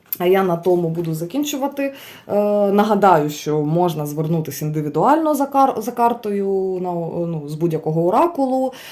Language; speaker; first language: Ukrainian; non-native, local second language; Russian